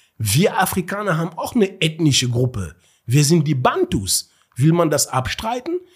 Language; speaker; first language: German; early bilingual, other home language; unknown